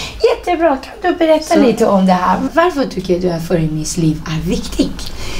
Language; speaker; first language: Swedish; non-native, fluent; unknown